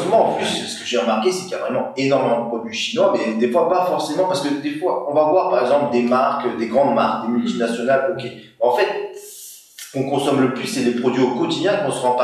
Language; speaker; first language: French; native; French